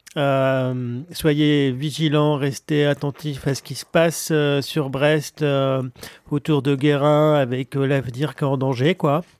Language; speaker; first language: French; native; French